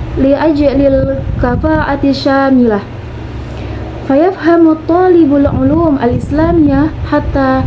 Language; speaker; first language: Arabic; non-native, learner; Indonesian